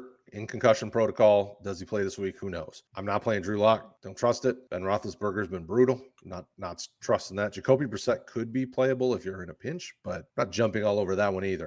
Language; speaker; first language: English; native; English